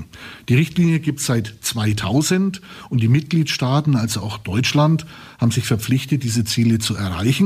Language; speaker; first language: German; native; German